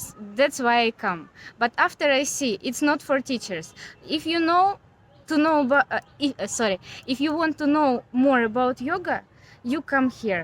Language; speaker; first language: English; non-native, learner; Ukrainian